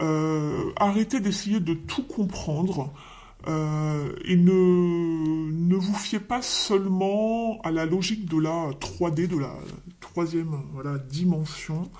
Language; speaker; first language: French; native; French